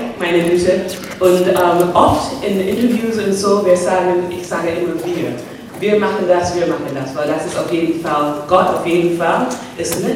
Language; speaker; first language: German; non-native, fluent; English